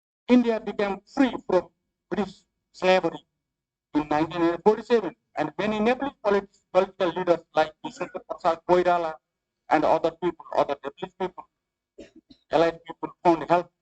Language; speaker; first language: English; non-native, fluent; Nepali